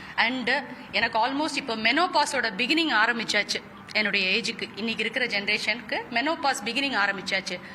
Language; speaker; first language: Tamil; native; Tamil